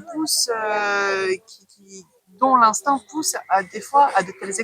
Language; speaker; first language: French; native; French